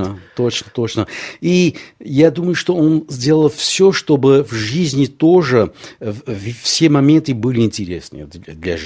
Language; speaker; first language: Russian; non-native, local second language; Armenian